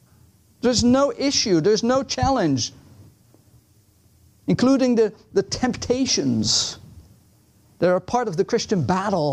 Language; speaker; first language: English; non-native, fluent; Dutch